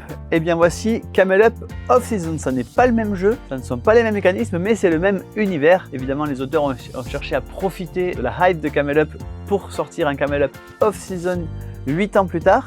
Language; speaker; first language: French; native; French